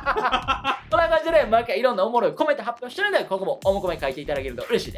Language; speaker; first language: Japanese; native; Japanese